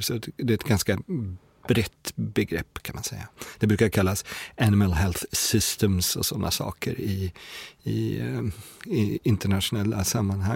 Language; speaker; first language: Swedish; native; Swedish